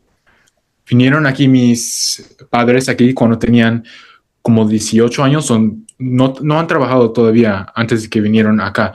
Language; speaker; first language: Spanish; early bilingual, heritage; Spanish